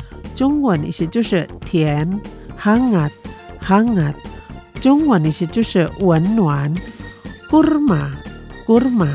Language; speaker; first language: Chinese; non-native, fluent; Indonesian